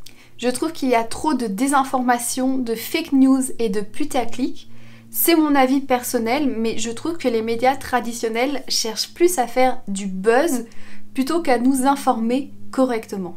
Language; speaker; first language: French; native; French